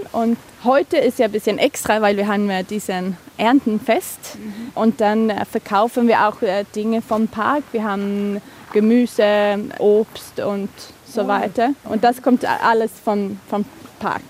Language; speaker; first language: German; non-native, fluent; Swedish